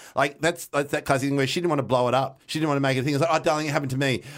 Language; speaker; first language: English; native; English